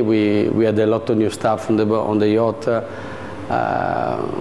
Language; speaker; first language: English; non-native, fluent; Italian